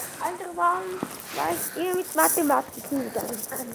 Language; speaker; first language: German; non-native, learner; Turkish